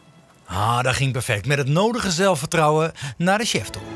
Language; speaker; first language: Dutch; native; Dutch